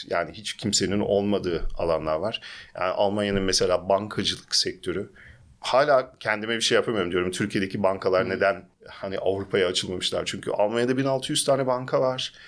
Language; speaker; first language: Turkish; early bilingual, heritage; Turkish